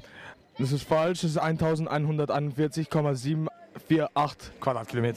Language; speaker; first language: German; non-native, local second language; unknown